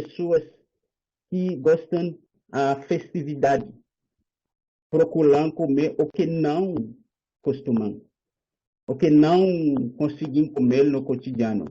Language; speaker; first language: Portuguese; non-native, learner; Haitian Creole